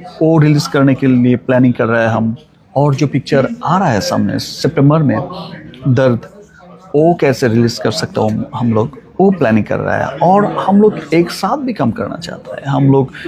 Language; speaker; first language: Hindi; non-native, learner; Bangla